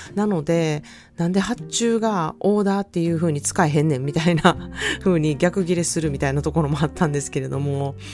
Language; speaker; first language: Japanese; native; Japanese